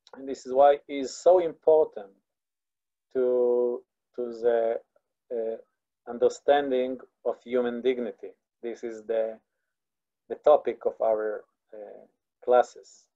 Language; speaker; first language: English; non-native, fluent; Hebrew